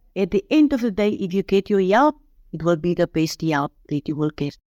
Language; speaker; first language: English; non-native, local second language; Afrikaans